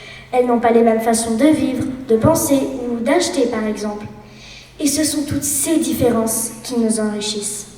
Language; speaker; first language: French; native; French